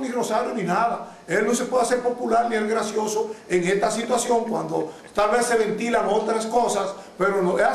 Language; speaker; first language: Spanish; native; Spanish